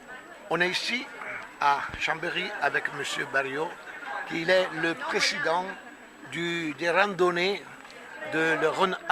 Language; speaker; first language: French; non-native, fluent; Italian